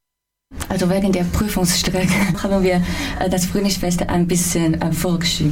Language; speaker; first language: German; non-native, fluent; Chinese